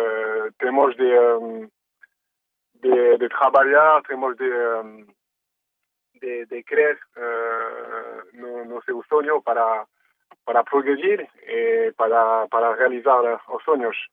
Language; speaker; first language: Portuguese; early bilingual, heritage; French